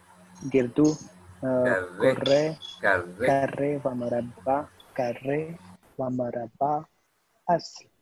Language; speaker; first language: Persian; non-native, learner; Urdu